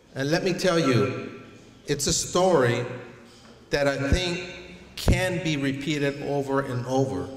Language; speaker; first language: English; early bilingual, other home language; Spanish